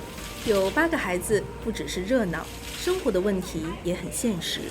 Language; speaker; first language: Chinese; native; Chinese